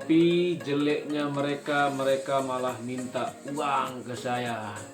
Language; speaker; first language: Indonesian; non-native, local second language; Sasak